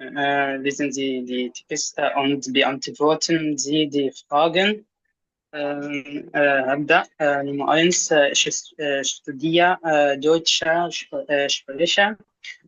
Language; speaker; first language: German; non-native, learner; Arabic